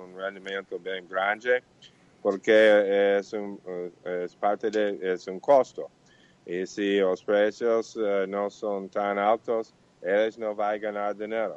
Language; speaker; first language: Portuguese; non-native, learner; Spanish